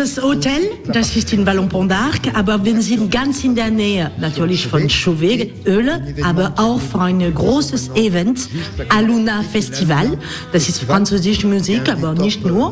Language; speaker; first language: German; non-native, learner; French